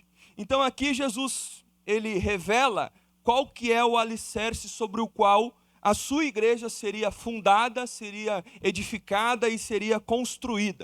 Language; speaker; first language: Portuguese; native; Portuguese